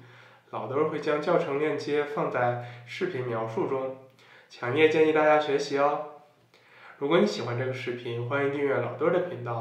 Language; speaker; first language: Chinese; native; Chinese